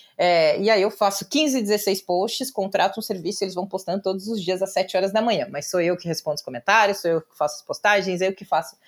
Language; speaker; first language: Portuguese; native; Portuguese